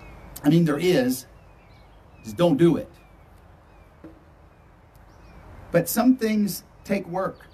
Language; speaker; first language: English; native; English